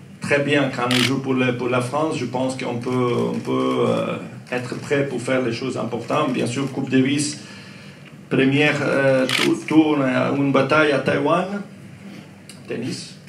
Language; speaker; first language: French; non-native, learner; Croatian